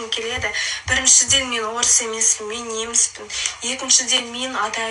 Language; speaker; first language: Kazakh; non-native, local second language; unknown